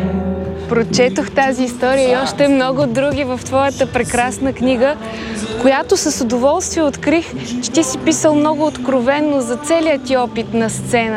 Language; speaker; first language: Bulgarian; native; Bulgarian